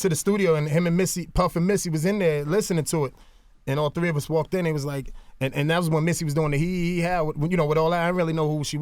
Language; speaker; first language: English; native; English